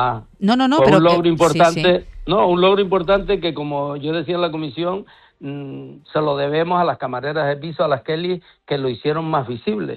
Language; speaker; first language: Spanish; native; Spanish